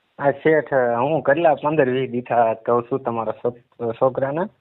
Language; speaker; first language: Gujarati; native; Gujarati